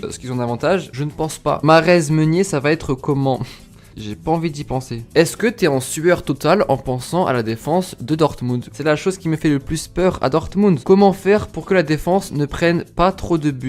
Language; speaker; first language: French; native; French